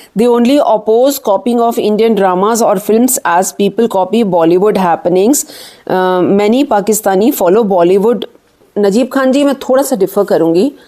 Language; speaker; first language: Hindi; native; Hindi